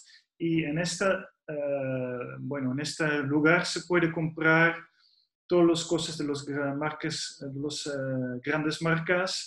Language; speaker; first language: Spanish; non-native, fluent; Dutch